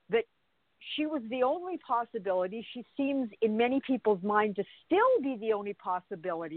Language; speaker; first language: English; native; English